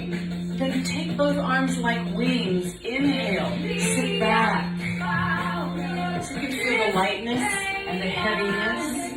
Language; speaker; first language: English; native; English